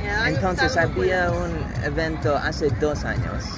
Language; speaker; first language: Spanish; non-native, learner; English